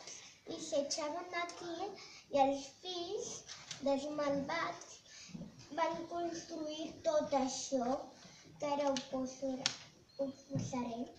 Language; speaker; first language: Catalan; non-native, local second language; Spanish